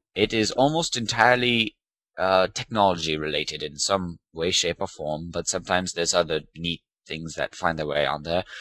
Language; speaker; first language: English; native; English